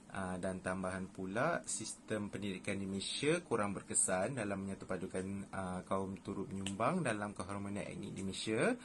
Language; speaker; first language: Malay; native; Malay